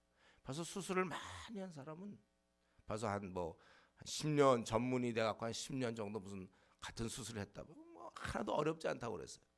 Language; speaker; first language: Korean; native; Korean